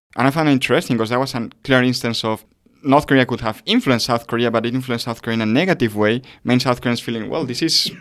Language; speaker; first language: English; non-native, fluent; Spanish